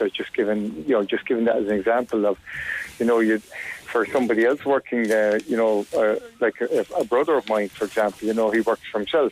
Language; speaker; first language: English; native; English